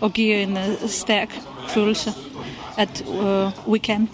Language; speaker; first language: Danish; non-native, fluent; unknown